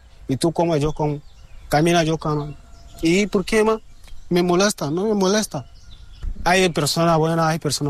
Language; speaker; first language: Spanish; non-native, learner; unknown